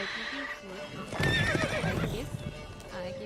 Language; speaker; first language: English; non-native, learner; Indonesian